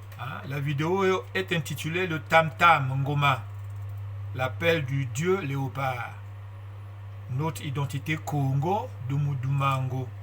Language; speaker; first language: French; non-native, local second language; Kongo